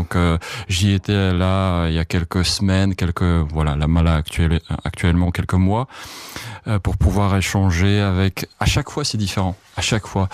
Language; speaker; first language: French; non-native, fluent; Czech